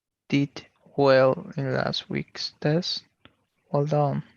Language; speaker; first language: English; non-native, learner; Portuguese